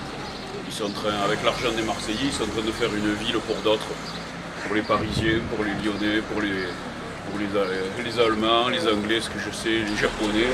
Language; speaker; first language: French; native; French